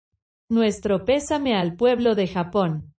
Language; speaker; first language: Spanish; non-native, fluent; Chinese